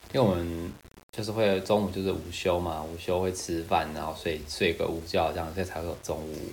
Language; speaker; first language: Chinese; native; Chinese